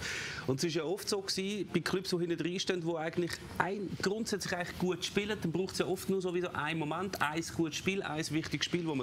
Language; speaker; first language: German; native; German